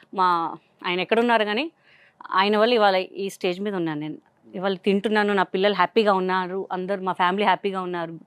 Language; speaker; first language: Telugu; non-native, local second language; Hindi